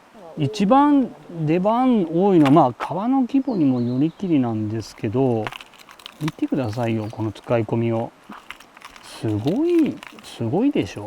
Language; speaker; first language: Japanese; native; Japanese